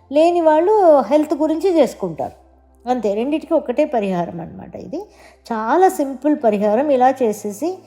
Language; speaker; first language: Telugu; non-native, local second language; Tamil